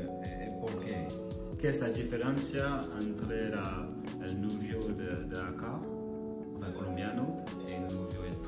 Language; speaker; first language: Spanish; non-native, learner; French